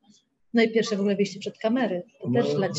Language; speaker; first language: Polish; native; Polish